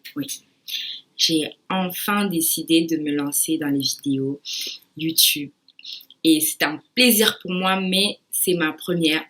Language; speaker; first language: French; early bilingual, other home language; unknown